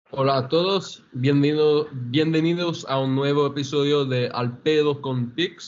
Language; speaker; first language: Spanish; non-native, fluent; English